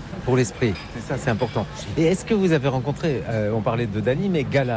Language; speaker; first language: French; native; French